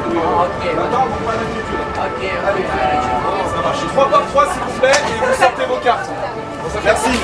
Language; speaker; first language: French; native; French